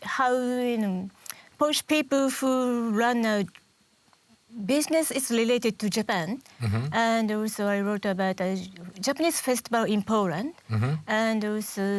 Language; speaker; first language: English; non-native, learner; Japanese